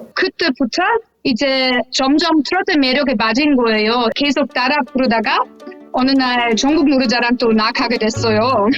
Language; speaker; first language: Korean; non-native, fluent; German